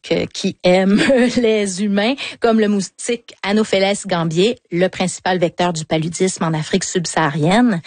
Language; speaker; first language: French; native; French